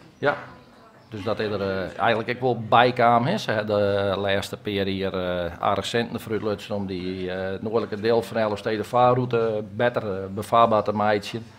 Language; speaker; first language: Dutch; non-native, local second language; Western Frisian